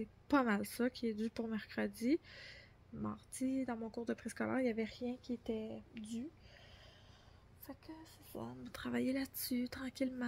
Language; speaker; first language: French; native; French